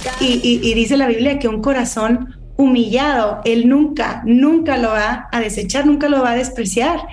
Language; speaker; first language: Spanish; native; Spanish